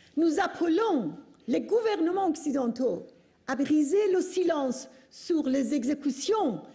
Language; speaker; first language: French; non-native, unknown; Persian